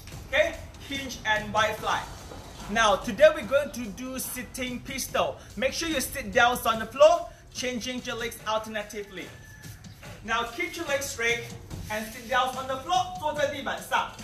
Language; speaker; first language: English; non-native, local second language; Chinese